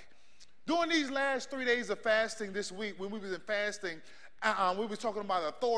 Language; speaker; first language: English; native; English